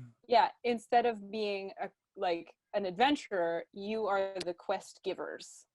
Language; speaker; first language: English; native; English